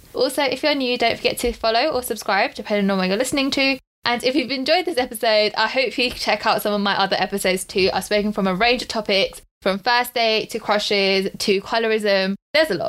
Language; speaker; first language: English; early bilingual, other home language; Punjabi